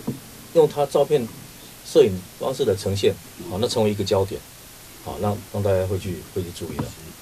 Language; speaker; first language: Chinese; native; Chinese